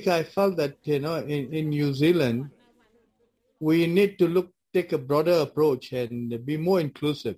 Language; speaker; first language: English; non-native, local second language; Punjabi